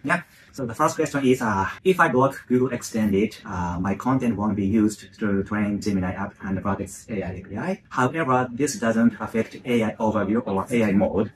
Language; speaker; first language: English; non-native, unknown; Japanese